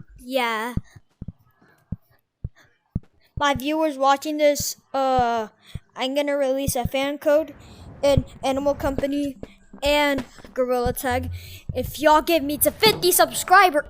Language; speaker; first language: English; native; English